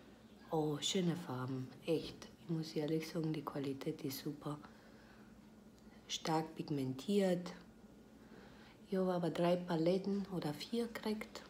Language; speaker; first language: German; non-native, fluent; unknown